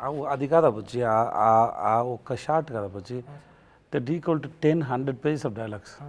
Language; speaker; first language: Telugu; non-native, learner; Tamil